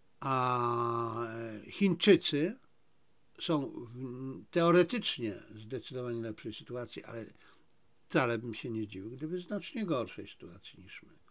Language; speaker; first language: Polish; native; Polish